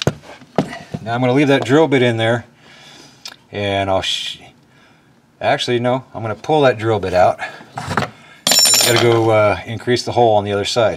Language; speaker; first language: English; native; English